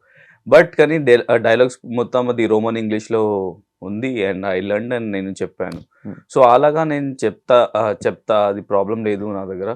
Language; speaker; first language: Telugu; non-native, learner; Hindi